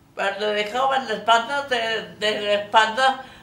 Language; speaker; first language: Spanish; native; Spanish